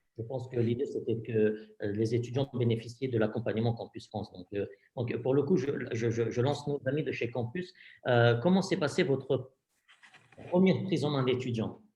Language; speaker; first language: French; native; French